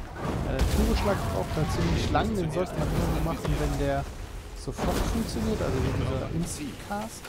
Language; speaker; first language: German; native; German